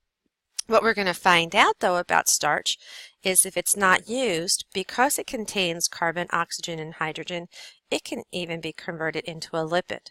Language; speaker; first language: English; native; English